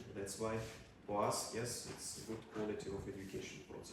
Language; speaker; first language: English; non-native, learner; Russian